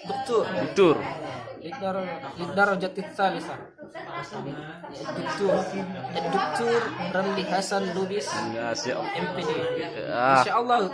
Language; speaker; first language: Arabic; non-native, learner; Indonesian